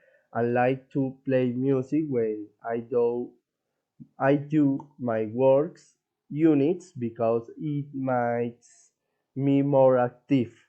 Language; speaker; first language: English; non-native, learner; Spanish